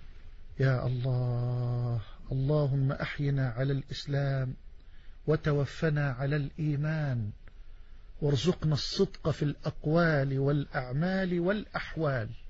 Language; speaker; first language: Arabic; native; Arabic